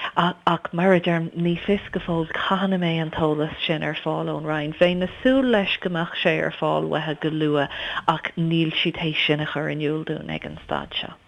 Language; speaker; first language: Irish; native; Irish